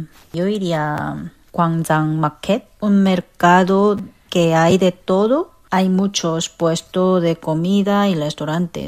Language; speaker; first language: Spanish; non-native, fluent; Korean